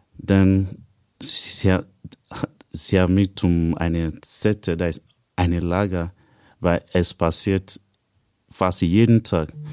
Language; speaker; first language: German; non-native, learner; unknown